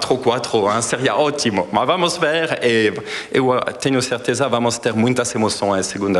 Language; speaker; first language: Portuguese; non-native, fluent; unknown